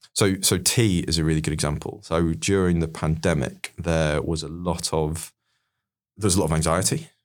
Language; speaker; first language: English; native; English